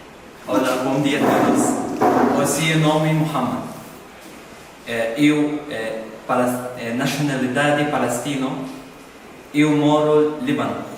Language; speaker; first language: Portuguese; non-native, learner; Arabic